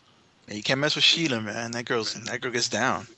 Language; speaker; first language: English; native; English